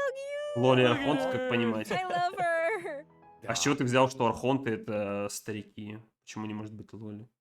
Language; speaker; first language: Russian; native; Russian